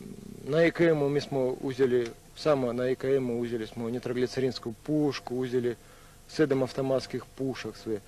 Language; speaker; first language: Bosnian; non-native, learner; Russian